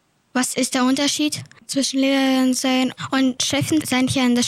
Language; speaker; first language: German; early bilingual, other home language; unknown